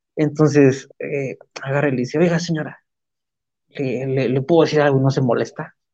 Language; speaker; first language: Spanish; native; Spanish